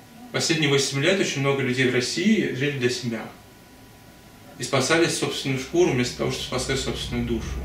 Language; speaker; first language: Russian; native; Russian